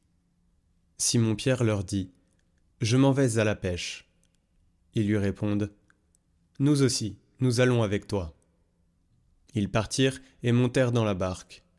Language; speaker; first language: French; native; French